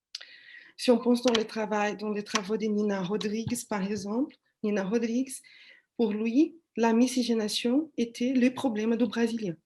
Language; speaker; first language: French; non-native, fluent; Portuguese